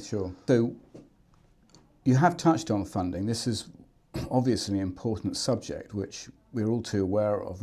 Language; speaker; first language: English; native; English